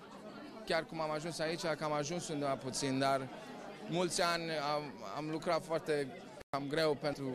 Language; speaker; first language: Romanian; early bilingual, heritage; Romanian